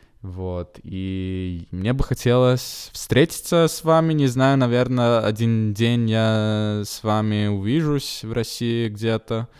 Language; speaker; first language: Russian; non-native, fluent; Italian